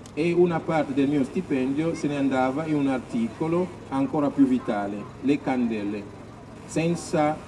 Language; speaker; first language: Italian; native; Italian